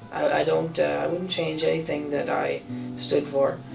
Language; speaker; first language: English; native; English